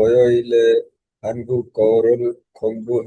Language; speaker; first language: Korean; non-native, learner; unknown